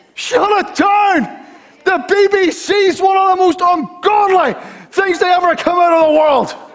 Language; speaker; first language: English; native; English